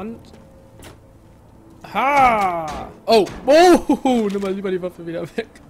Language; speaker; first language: German; native; German